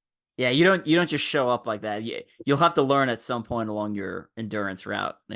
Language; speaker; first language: English; native; English